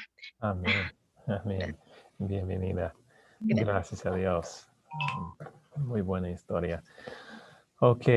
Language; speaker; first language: Spanish; non-native, learner; English